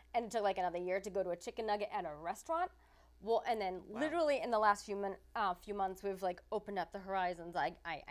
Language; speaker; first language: English; native; English